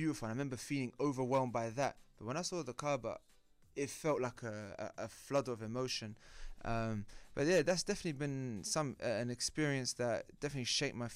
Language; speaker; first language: English; native; English